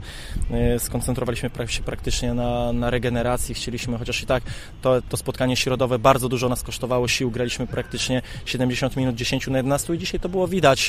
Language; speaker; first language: Polish; native; Polish